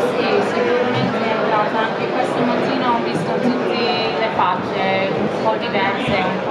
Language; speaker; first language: Italian; non-native, learner; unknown